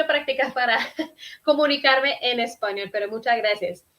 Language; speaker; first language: Spanish; non-native, fluent; English